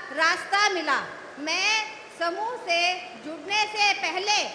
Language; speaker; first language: Hindi; native; Hindi